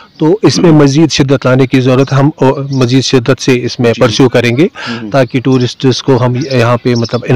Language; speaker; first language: Hindi; non-native, local second language; Kashmiri